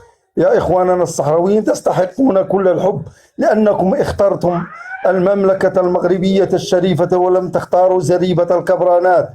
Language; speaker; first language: Arabic; native; Arabic